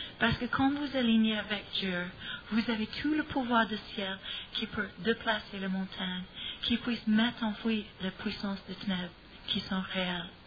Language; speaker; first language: French; non-native, fluent; English